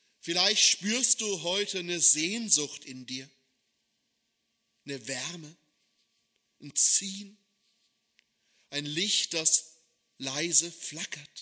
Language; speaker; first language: German; native; German